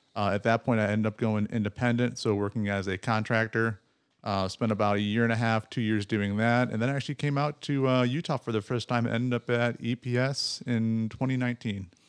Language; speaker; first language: English; native; English